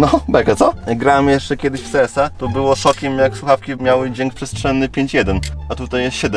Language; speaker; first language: Polish; native; Polish